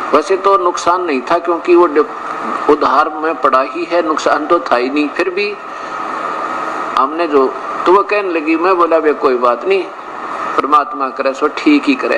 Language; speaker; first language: Hindi; non-native, local second language; Haryanvi